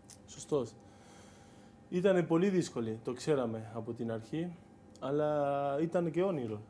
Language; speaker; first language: Greek; non-native, fluent; Spanish